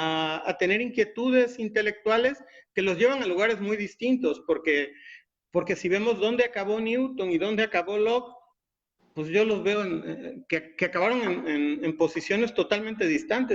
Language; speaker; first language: Spanish; native; Spanish